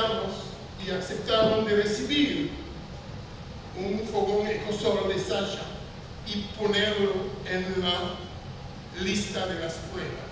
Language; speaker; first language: Spanish; non-native, fluent; French